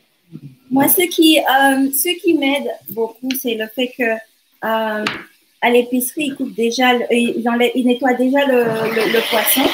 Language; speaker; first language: French; non-native, local second language; Lingala